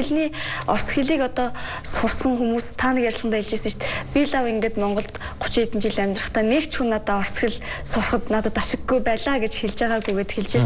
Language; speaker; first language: Mongolian; native; Mongolian